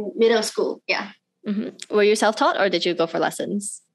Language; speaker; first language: English; non-native, local second language; Cantonese